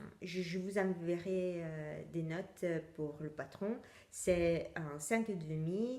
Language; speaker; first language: French; non-native, fluent; Italian